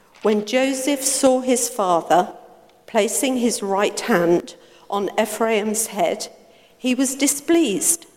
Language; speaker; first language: English; native; English